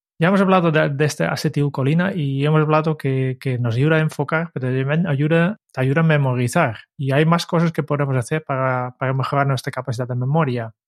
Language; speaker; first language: Spanish; non-native, fluent; Dutch